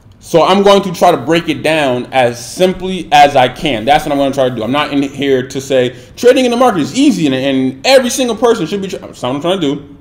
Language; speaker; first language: English; native; English